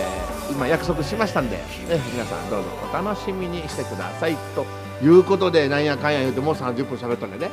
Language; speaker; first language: Japanese; native; Japanese